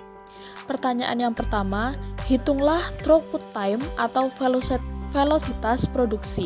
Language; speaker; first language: Indonesian; native; Indonesian